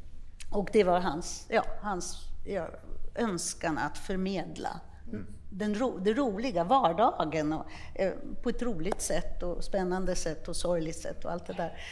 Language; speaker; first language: Swedish; non-native, fluent; Polish